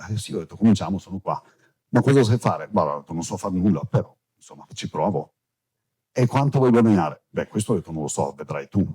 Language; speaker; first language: Italian; non-native, fluent; Turkish